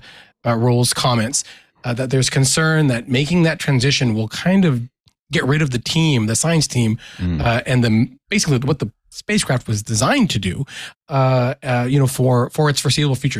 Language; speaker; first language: English; native; English